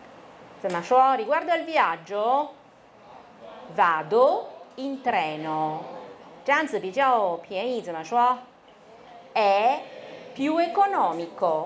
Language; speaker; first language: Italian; non-native, fluent; Chinese